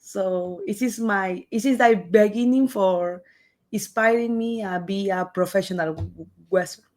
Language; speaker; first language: English; non-native, learner; Spanish